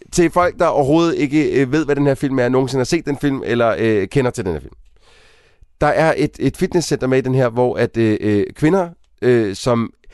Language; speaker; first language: Danish; native; Danish